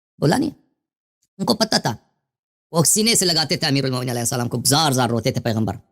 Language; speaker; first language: Urdu; native; Urdu